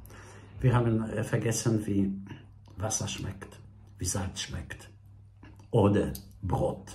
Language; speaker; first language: German; non-native, fluent; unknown